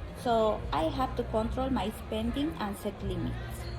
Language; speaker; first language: English; non-native, learner; Spanish